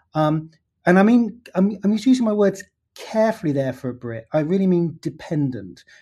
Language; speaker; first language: English; native; English